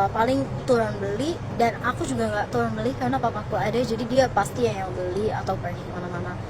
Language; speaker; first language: Indonesian; early bilingual, other home language; Arabic